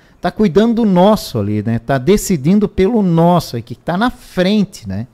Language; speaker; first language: Portuguese; native; Portuguese